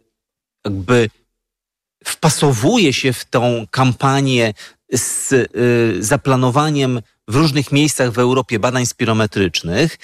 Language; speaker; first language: Polish; native; Polish